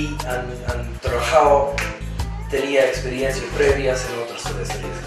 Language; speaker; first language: Spanish; non-native, fluent; English